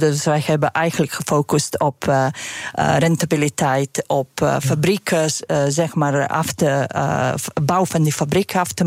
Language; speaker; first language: Dutch; non-native, fluent; Serbian